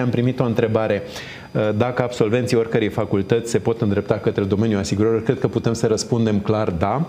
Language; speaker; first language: Romanian; native; Romanian